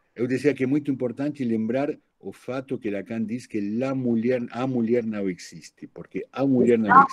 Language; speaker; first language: Portuguese; non-native, learner; Spanish